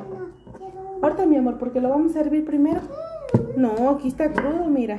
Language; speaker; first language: Spanish; native; Spanish